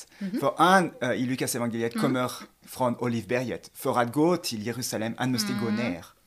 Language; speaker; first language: Swedish; non-native, fluent; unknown